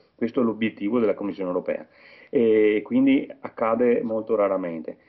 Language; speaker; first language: Italian; native; Italian